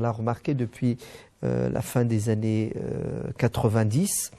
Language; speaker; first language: French; early bilingual, other home language; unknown